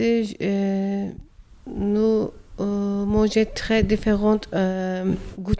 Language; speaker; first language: French; non-native, learner; Turkish